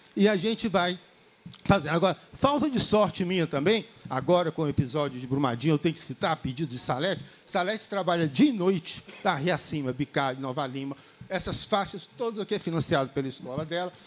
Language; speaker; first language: Portuguese; native; Portuguese